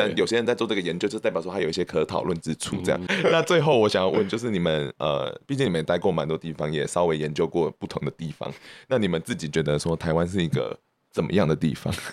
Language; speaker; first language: Chinese; native; Chinese